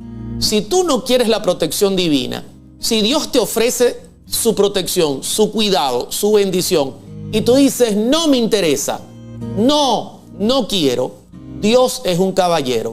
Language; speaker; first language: Spanish; native; Spanish